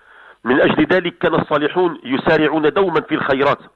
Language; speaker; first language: Arabic; native; Arabic